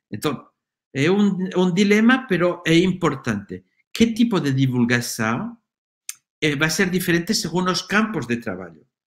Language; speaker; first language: Portuguese; non-native, fluent; Spanish